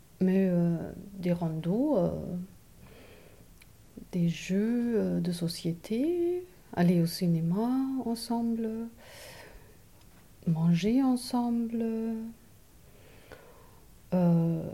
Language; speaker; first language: French; non-native, fluent; German